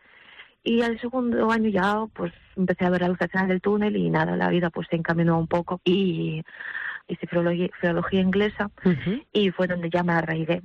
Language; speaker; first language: Spanish; non-native, fluent; Russian